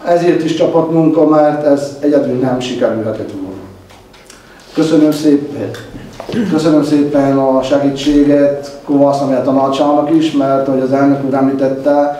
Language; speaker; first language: Hungarian; native; Hungarian